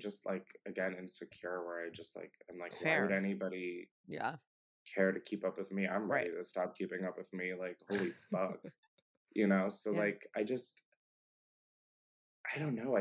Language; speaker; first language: English; native; English